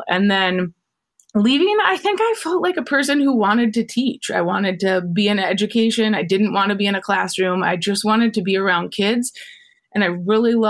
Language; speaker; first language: English; native; English